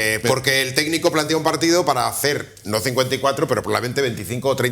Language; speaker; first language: Spanish; native; Spanish